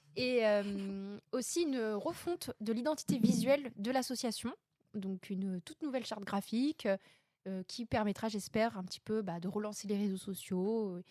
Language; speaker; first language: French; native; French